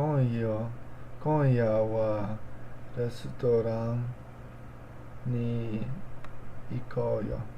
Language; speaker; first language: Japanese; non-native, learner; English